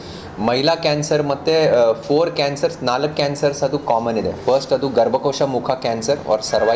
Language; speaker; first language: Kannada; non-native, learner; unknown